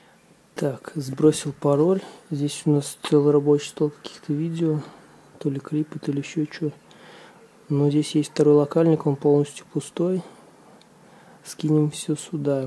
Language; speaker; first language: Russian; native; Russian